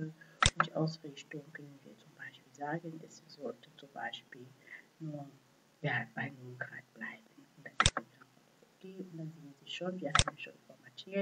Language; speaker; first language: German; non-native, fluent; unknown